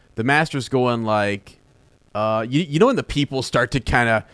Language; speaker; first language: English; native; English